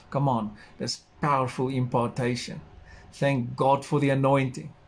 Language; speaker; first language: English; non-native, local second language; Afrikaans